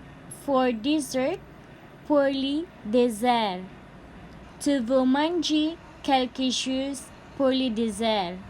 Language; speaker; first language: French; non-native, learner; Cebuano